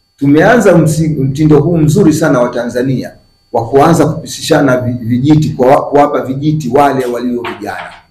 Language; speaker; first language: Swahili; native; Swahili